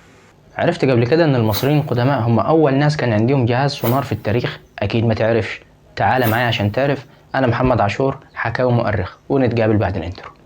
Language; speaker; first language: Arabic; native; Arabic